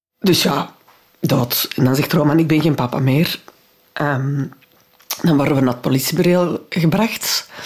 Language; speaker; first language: Dutch; non-native, local second language; French